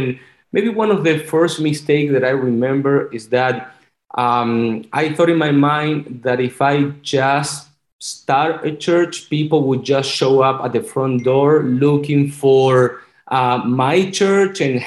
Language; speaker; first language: English; non-native, fluent; Spanish